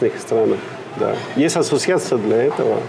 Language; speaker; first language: Russian; non-native, fluent; Spanish